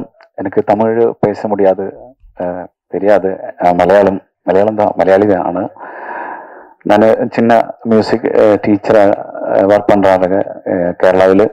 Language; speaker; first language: Tamil; non-native, learner; Malayalam